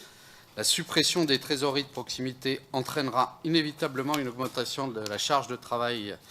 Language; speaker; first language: French; native; French